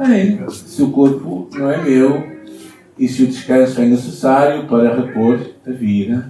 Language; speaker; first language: Portuguese; native; Portuguese